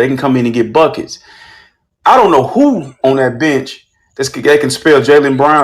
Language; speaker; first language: English; native; English